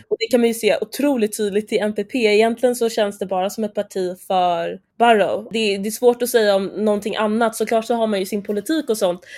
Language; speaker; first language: Swedish; native; Swedish